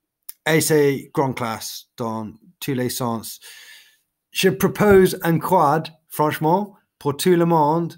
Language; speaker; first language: French; non-native, learner; English